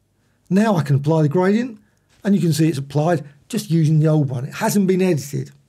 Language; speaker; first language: English; native; English